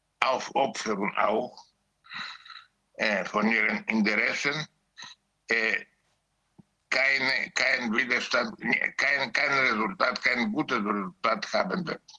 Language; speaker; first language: German; non-native, learner; Greek